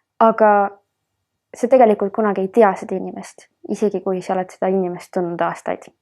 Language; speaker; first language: Estonian; early bilingual, heritage; Estonian